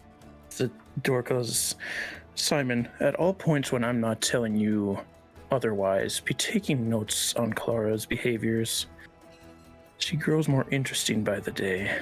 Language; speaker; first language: English; native; English